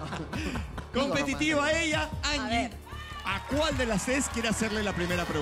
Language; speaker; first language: Spanish; native; Spanish